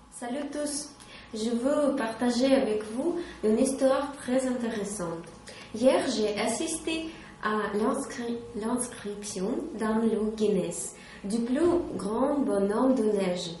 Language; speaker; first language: French; non-native, learner; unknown